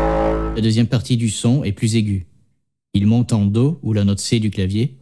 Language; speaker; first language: French; native; French